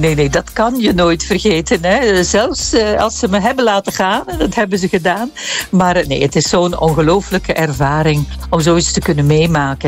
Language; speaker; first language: Dutch; native; Dutch